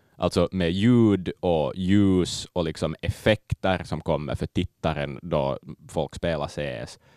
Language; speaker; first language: Swedish; native; Swedish